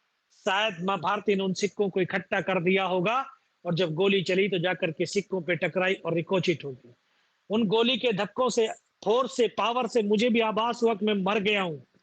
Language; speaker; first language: Hindi; native; Hindi